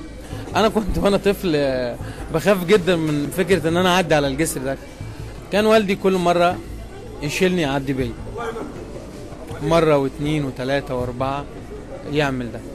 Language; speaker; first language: Arabic; native; Arabic